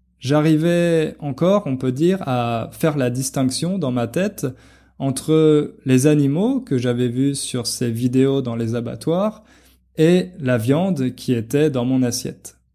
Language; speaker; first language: French; native; French